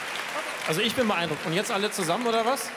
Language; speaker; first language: German; native; German